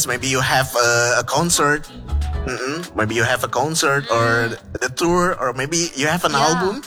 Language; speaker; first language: English; non-native, fluent; Indonesian